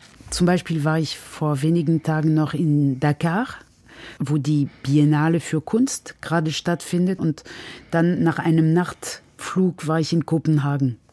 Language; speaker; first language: German; non-native, fluent; French